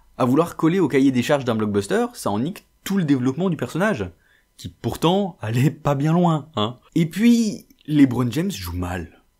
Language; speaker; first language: French; native; French